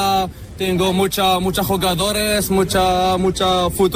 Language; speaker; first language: Spanish; non-native, learner; Arabic